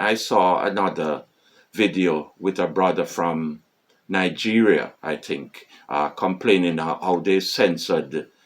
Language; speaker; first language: English; non-native, fluent; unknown